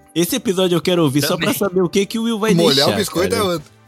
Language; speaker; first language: Portuguese; native; Portuguese